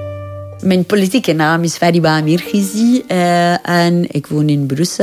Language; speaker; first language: Dutch; non-native, fluent; Persian